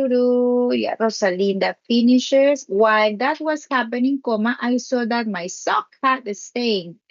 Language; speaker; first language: English; non-native, learner; Spanish